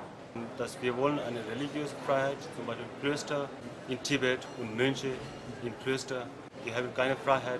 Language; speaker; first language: German; non-native, learner; Tibetan